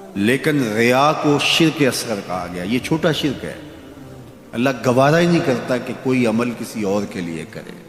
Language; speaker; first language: Urdu; non-native, local second language; Punjabi